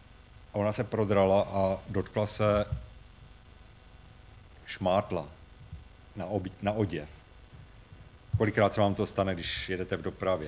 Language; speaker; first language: Czech; native; Czech